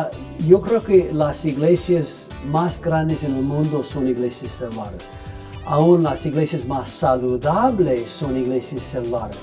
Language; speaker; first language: Spanish; non-native, fluent; English